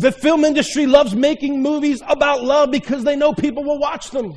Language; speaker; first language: English; native; English